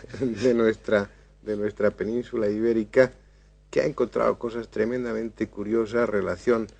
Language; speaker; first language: Spanish; native; Spanish